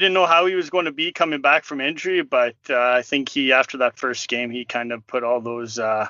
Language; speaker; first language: English; native; English